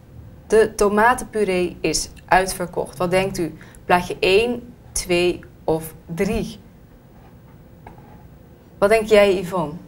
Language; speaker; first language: Dutch; native; Dutch